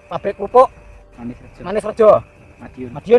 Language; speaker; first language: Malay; non-native, local second language; Javanese